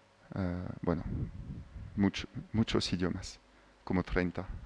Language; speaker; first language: Spanish; non-native, fluent; French